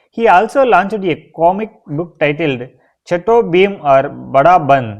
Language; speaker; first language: English; non-native, local second language; Telugu